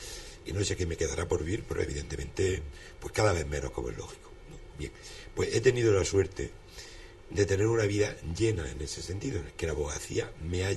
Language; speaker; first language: Spanish; native; Spanish